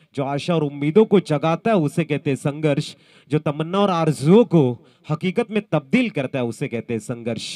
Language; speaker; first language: Hindi; non-native, local second language; Marathi